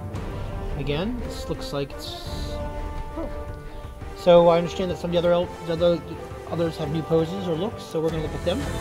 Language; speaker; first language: English; native; English